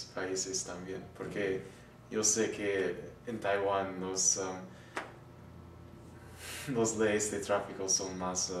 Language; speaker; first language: Spanish; non-native, learner; English